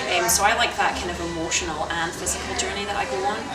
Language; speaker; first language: English; native; English